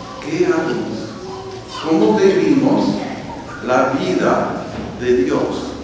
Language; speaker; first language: Spanish; non-native, fluent; English